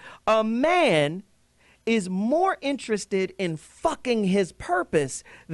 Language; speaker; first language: English; native; English